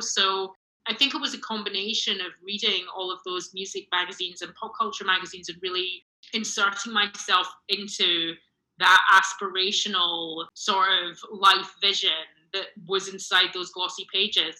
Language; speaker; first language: English; native; English